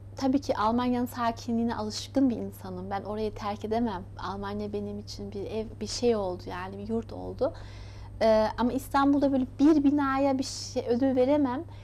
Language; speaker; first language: Turkish; early bilingual, heritage; Turkish